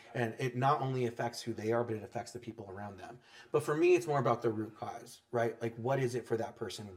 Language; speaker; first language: English; native; English